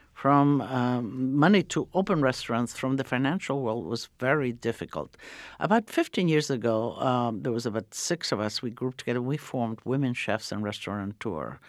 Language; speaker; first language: English; early bilingual, other home language; Croatian